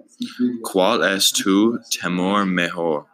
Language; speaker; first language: Spanish; non-native, learner; English